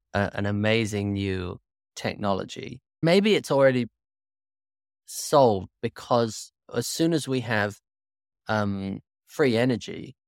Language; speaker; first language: English; native; English